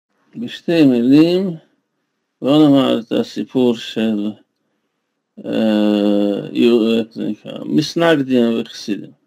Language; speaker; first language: Hebrew; non-native, fluent; Russian